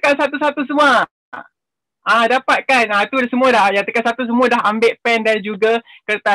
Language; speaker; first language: Malay; native; Malay